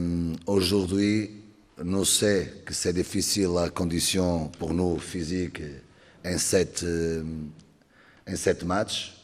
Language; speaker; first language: French; non-native, learner; Portuguese